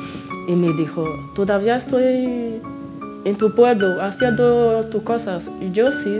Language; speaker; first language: Spanish; non-native, learner; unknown